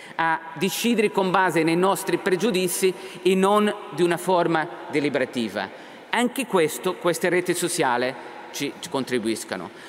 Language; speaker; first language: Italian; non-native, fluent; Portuguese